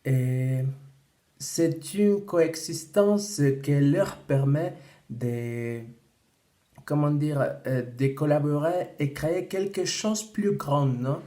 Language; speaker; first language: French; non-native, fluent; Spanish